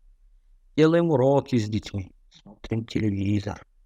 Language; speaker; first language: Russian; non-native, fluent; Tajik